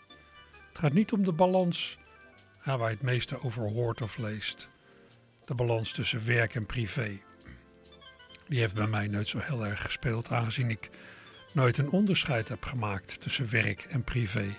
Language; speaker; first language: Dutch; native; Dutch